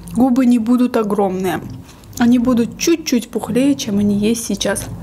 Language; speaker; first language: Russian; native; Russian